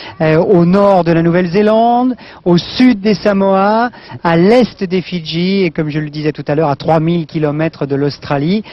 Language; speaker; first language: French; native; French